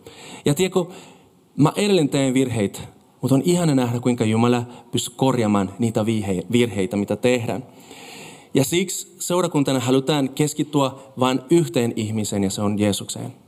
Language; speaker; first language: Finnish; non-native, fluent; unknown